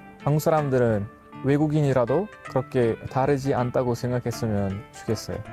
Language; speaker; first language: Korean; non-native, fluent; Uzbek